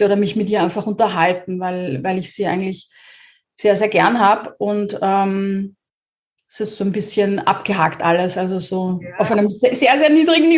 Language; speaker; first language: German; native; German